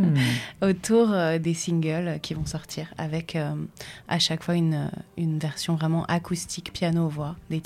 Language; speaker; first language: French; native; French